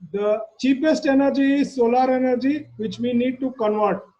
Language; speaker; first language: English; non-native, local second language; Kannada